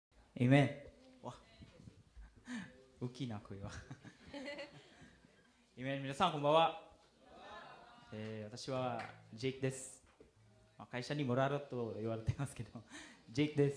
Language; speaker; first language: Japanese; non-native, learner; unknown